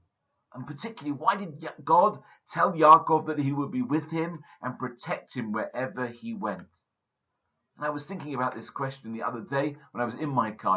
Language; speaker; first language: English; native; English